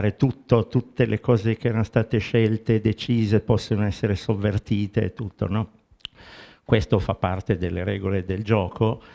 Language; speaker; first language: Italian; native; Italian